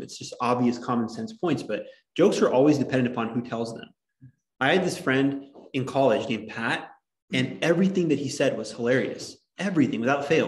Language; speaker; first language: English; native; English